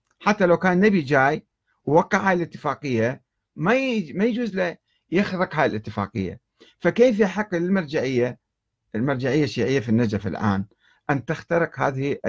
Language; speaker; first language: Arabic; native; Arabic